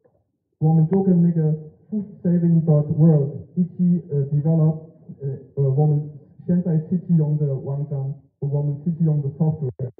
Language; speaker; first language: Chinese; non-native, learner; German